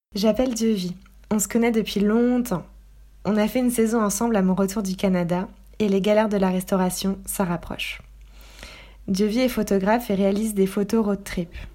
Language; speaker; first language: French; native; French